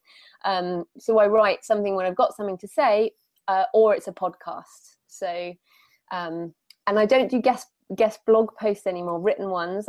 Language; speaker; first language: English; native; English